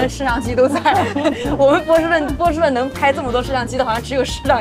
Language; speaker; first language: Chinese; native; Chinese